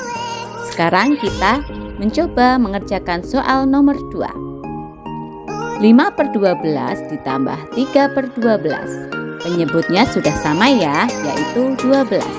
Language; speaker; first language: Indonesian; native; Indonesian